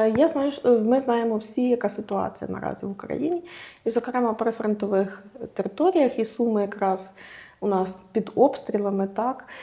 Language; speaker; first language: Ukrainian; native; Ukrainian